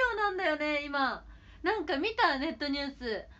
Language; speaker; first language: Japanese; native; Japanese